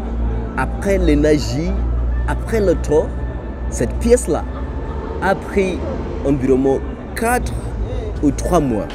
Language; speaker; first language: French; non-native, learner; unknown